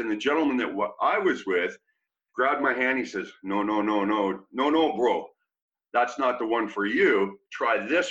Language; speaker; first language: English; native; English